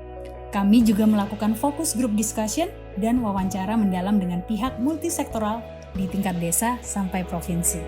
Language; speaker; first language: Indonesian; native; Indonesian